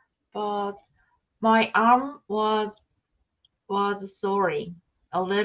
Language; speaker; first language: English; non-native, learner; Korean